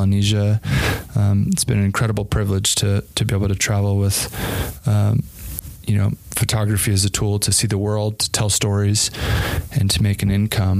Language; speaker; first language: English; native; English